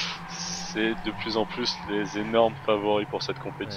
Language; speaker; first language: French; native; French